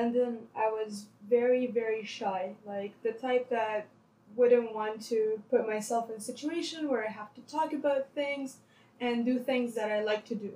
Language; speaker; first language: English; non-native, fluent; Arabic